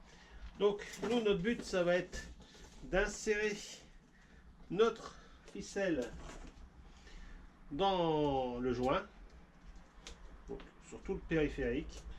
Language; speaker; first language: French; native; French